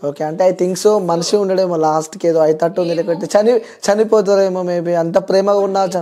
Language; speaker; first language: Telugu; native; Telugu